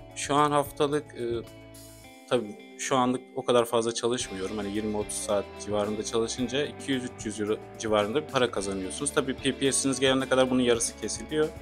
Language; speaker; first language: Turkish; native; Turkish